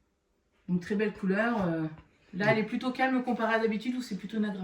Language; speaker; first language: French; native; French